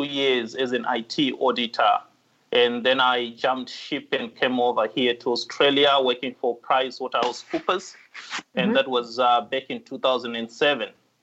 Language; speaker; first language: English; non-native, local second language; Shona